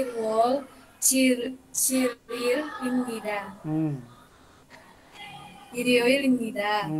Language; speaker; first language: Korean; non-native, learner; Indonesian